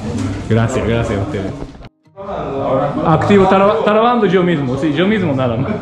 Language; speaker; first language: Spanish; non-native, learner; Japanese